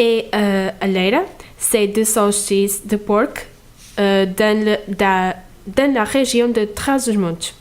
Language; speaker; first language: French; non-native, fluent; Portuguese